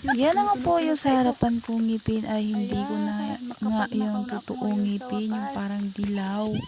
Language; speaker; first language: Filipino; non-native, local second language; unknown